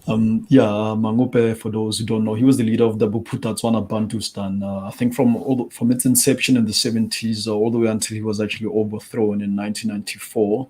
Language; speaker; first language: English; non-native, local second language; Tswana